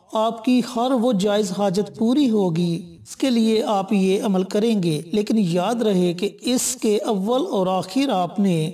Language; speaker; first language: Urdu; native; Urdu